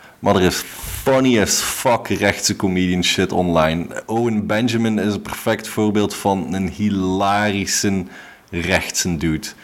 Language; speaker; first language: Dutch; native; Dutch